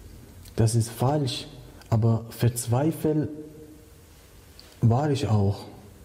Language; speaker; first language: German; non-native, learner; Persian